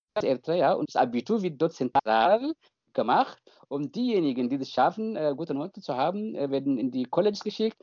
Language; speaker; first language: German; non-native, fluent; Tigrinya